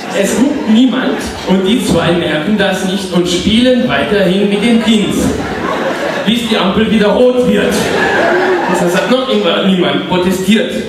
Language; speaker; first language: German; non-native, fluent; French